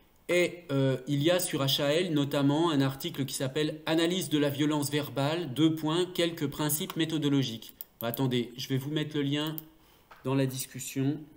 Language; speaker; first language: French; native; French